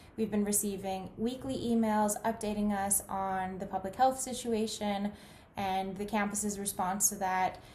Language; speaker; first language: English; native; English